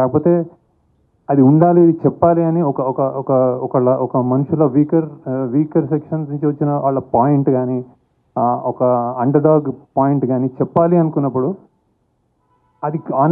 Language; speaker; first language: Telugu; native; Telugu